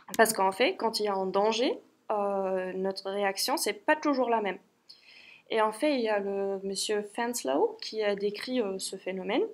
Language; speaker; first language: French; non-native, fluent; German